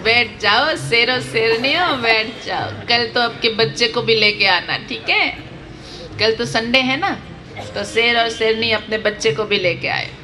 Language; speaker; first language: Hindi; non-native, local second language; Gujarati